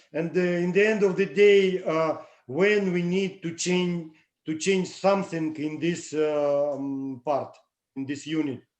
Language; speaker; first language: English; non-native, learner; Russian